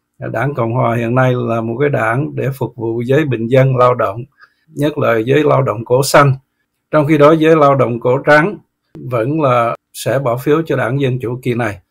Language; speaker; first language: Vietnamese; native; Vietnamese